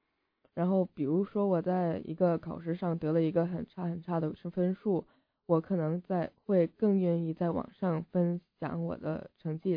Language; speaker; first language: Chinese; early bilingual, heritage; English